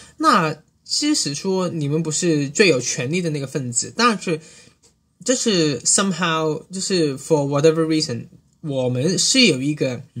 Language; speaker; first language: Chinese; non-native, local second language; Cantonese